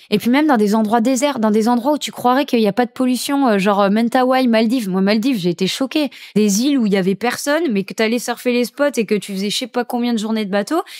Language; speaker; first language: French; native; French